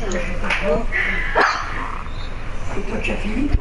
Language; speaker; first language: French; native; French